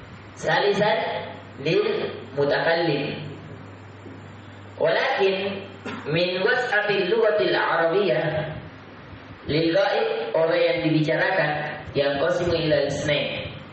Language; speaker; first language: Arabic; non-native, fluent; Indonesian